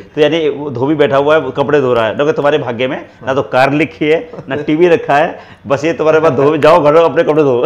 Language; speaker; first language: Hindi; native; Hindi